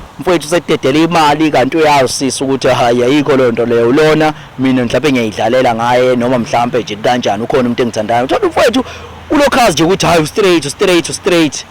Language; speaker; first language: Zulu; native; Zulu